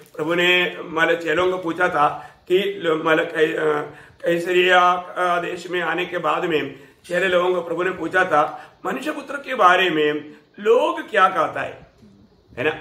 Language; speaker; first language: Hindi; non-native, local second language; Malayalam